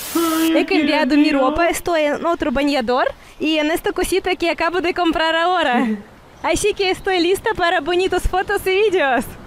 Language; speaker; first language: Spanish; non-native, fluent; Russian